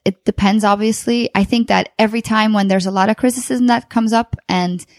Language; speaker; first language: English; non-native, fluent; Dutch